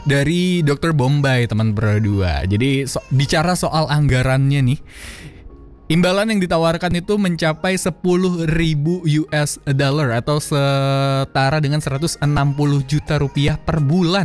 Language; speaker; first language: Indonesian; native; Indonesian